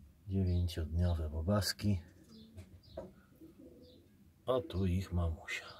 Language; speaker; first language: Polish; native; Polish